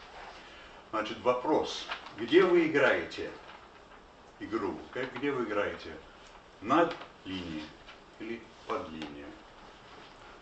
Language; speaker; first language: Russian; non-native, fluent; English